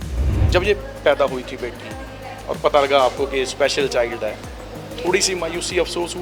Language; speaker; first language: Hindi; non-native, local second language; Punjabi